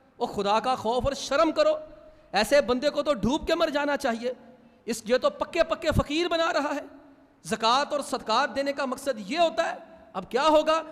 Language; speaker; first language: Urdu; non-native, local second language; Punjabi